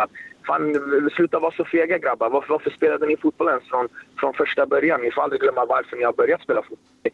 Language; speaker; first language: Swedish; native; Swedish